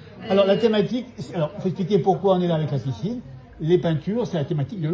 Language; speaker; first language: French; native; French